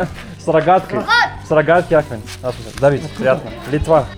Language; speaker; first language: Russian; non-native, fluent; Lithuanian